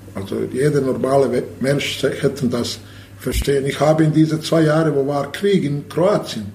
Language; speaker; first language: German; non-native, learner; Bosnian